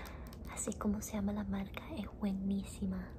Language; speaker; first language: Spanish; early bilingual, heritage; Spanish